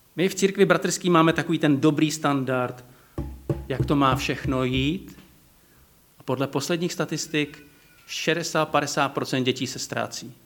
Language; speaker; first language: Czech; non-native, fluent; Slovak